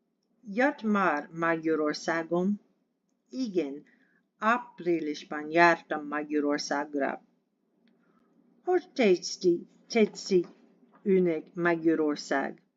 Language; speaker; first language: Hungarian; non-native, learner; English